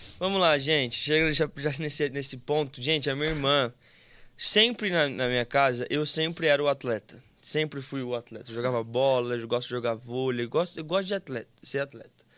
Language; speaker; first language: Portuguese; native; Portuguese